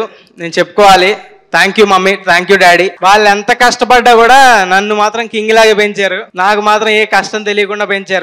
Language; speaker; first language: Telugu; native; Telugu